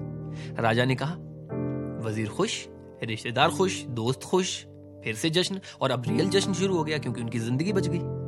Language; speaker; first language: Hindi; native; Hindi